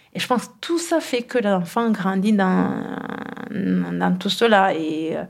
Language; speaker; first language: French; non-native, local second language; Kinyarwanda